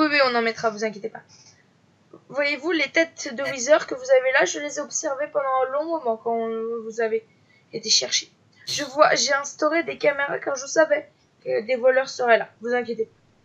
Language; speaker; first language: French; native; French